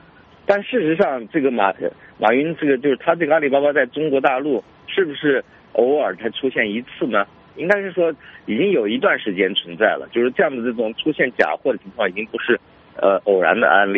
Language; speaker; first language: Chinese; native; Chinese